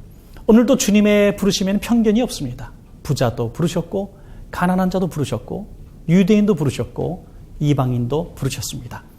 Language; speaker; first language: Korean; native; Korean